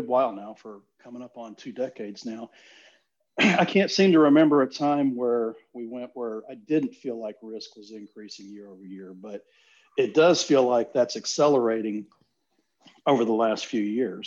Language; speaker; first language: English; native; English